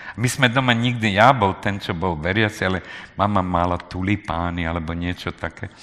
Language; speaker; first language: Slovak; non-native, local second language; Hungarian